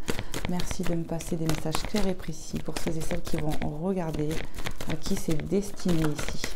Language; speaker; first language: French; native; French